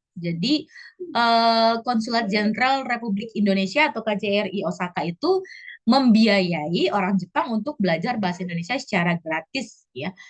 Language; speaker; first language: Indonesian; native; Indonesian